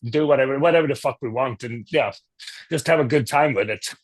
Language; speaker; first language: English; non-native, fluent; Swedish